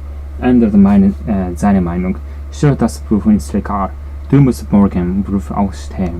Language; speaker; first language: German; non-native, learner; Japanese